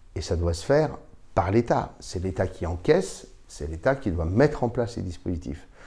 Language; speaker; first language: French; native; French